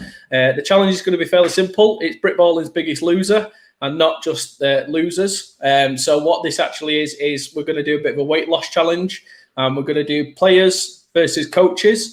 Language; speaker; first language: English; native; English